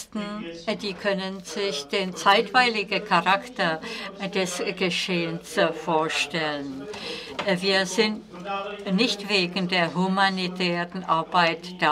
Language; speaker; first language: German; non-native, fluent; Czech